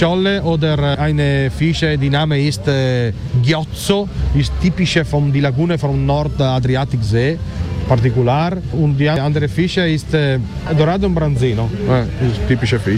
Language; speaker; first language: German; non-native, learner; Italian